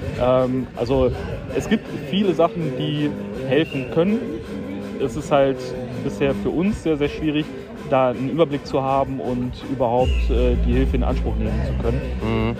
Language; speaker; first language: German; native; German